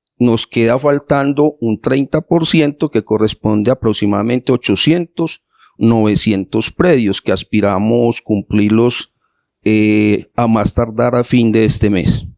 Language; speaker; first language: Spanish; native; Spanish